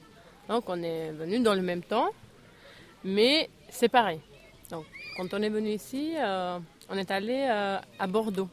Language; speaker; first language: French; non-native, fluent; Albanian